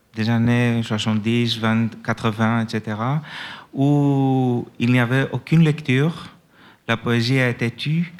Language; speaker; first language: French; non-native, fluent; Greek